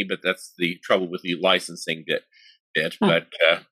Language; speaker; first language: English; native; English